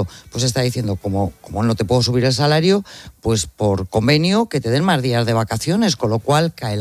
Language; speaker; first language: Spanish; native; Spanish